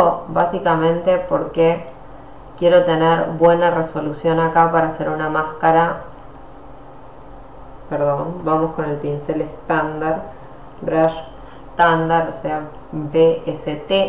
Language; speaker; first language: Spanish; native; Spanish